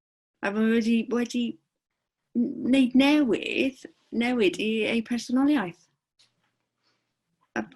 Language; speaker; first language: Welsh; non-native, fluent; English